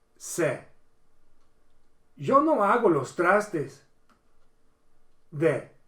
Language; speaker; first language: Spanish; non-native, fluent; English